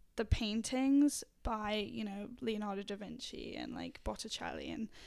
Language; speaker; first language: English; native; English